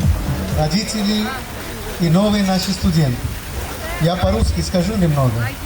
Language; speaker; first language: Russian; non-native, learner; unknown